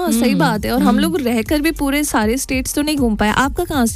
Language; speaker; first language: Hindi; native; Hindi